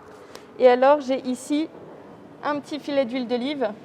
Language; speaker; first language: French; native; French